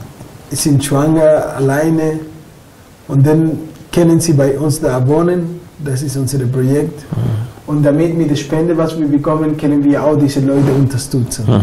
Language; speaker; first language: German; non-native, fluent; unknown